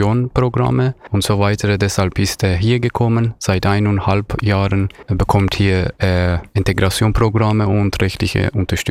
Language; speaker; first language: German; non-native, fluent; Persian